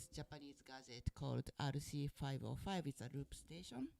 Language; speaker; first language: English; non-native, fluent; Japanese